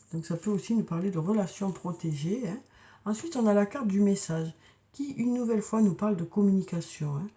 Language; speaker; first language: French; native; French